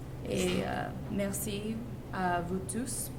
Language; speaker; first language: French; non-native, learner; English